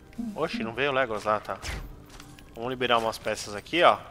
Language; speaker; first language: Portuguese; native; Portuguese